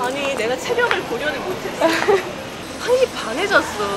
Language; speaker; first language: Korean; native; Korean